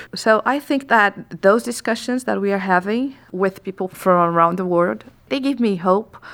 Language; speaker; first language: English; non-native, fluent; Portuguese